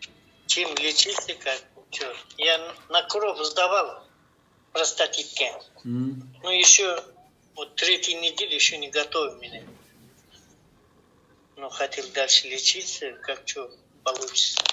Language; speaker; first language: Russian; non-native, local second language; Kazakh